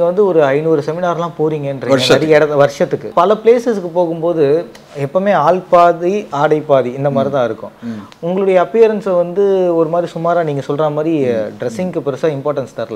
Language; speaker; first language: Tamil; native; Tamil